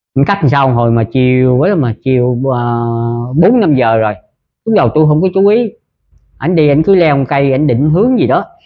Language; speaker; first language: Vietnamese; early bilingual, heritage; Vietnamese